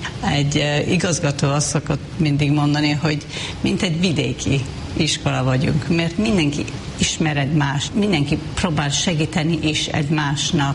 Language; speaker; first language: Hungarian; non-native, fluent; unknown